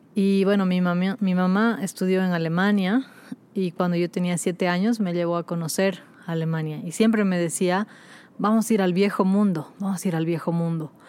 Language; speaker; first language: Spanish; native; Spanish